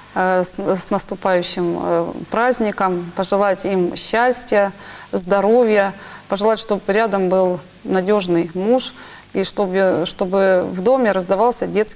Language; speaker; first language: Russian; native; Russian